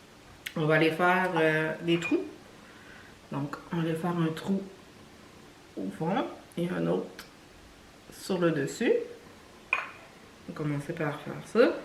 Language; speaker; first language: French; native; French